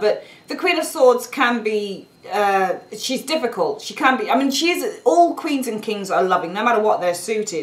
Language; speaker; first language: English; native; English